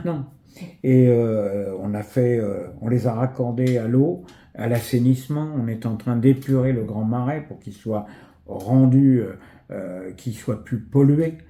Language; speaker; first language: French; native; French